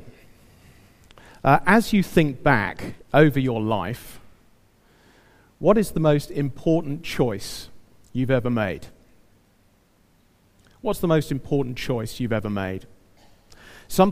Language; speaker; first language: English; native; English